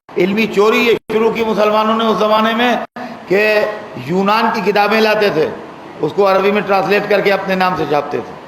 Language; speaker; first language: Urdu; native; Urdu